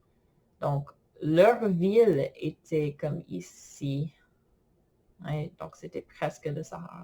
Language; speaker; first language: French; non-native, fluent; English